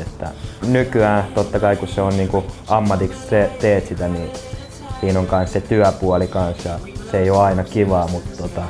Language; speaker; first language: Finnish; native; Finnish